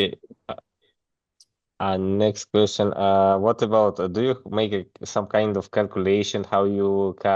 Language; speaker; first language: English; non-native, learner; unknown